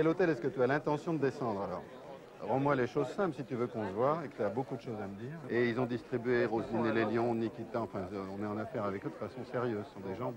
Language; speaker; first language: French; native; French